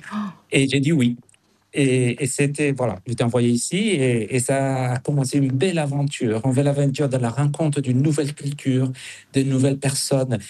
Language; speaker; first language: French; non-native, fluent; Spanish